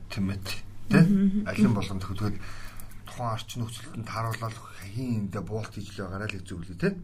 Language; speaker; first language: Mongolian; native; Mongolian